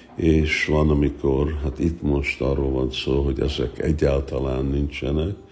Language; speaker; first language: Hungarian; early bilingual, heritage; Hungarian